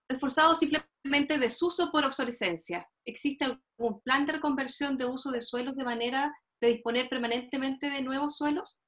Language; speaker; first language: Spanish; native; Spanish